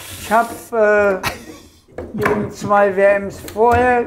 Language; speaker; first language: German; native; German